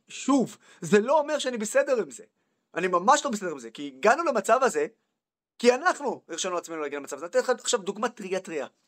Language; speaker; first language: Hebrew; non-native, local second language; Arabic